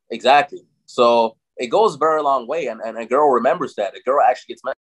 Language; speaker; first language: English; non-native, fluent; German